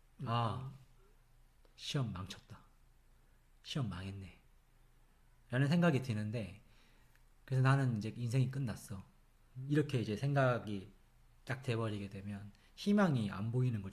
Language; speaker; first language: Korean; native; Korean